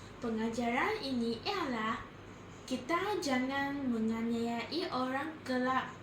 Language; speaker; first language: Malay; non-native, local second language; Chinese